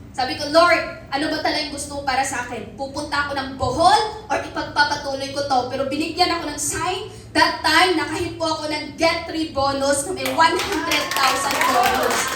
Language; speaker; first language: Filipino; non-native, local second language; Cebuano